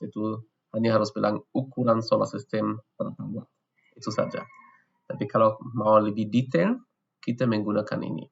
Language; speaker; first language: Indonesian; non-native, fluent; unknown